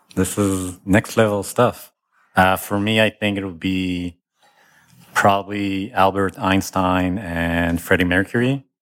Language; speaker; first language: English; non-native, fluent; Hebrew